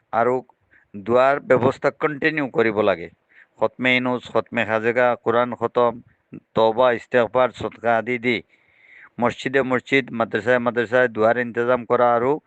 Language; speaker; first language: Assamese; non-native, local second language; Bangla